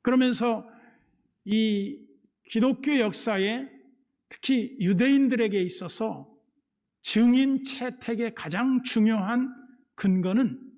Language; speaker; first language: Korean; native; Korean